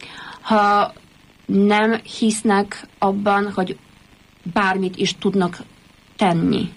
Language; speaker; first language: Hungarian; non-native, fluent; Polish